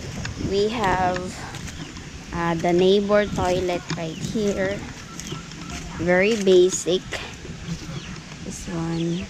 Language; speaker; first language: English; non-native, local second language; Cebuano